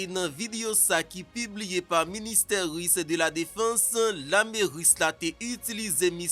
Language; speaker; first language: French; non-native, local second language; Haitian Creole